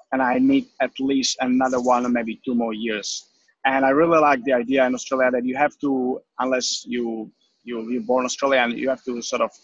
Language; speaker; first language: English; non-native, fluent; Czech